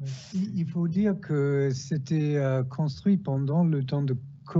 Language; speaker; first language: French; non-native, fluent; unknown